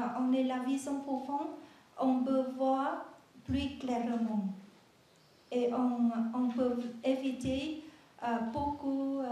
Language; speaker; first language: French; non-native, learner; Vietnamese